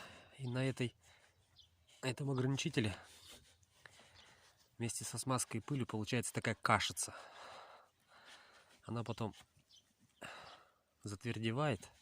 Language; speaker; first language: Russian; native; Russian